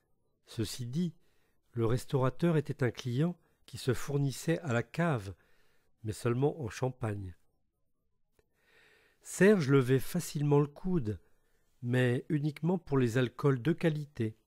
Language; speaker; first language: French; native; French